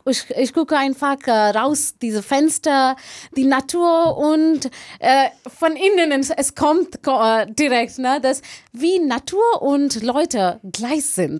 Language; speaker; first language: German; non-native, learner; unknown